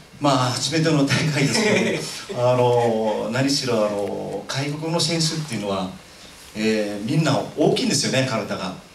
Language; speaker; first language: Japanese; non-native, fluent; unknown